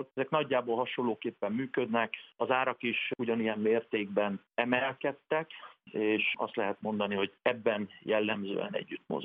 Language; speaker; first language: Hungarian; native; Hungarian